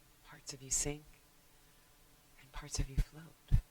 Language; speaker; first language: English; native; English